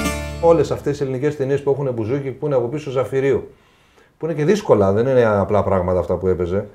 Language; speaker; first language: Greek; native; Greek